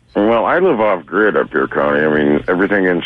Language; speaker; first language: English; native; English